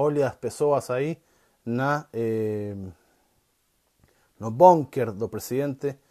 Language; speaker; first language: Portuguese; non-native, learner; Spanish